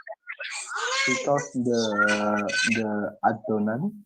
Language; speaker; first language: English; non-native, learner; Indonesian